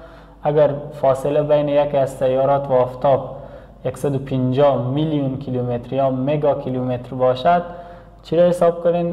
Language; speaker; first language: Persian; native; Persian